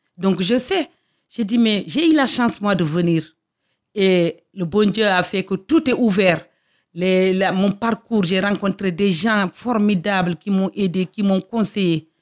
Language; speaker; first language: French; non-native, local second language; Fula